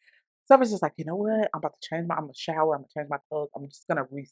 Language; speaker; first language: English; native; English